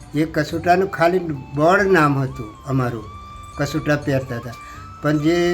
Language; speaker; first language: Gujarati; native; Gujarati